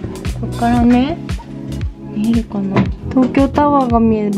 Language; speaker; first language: Japanese; native; Japanese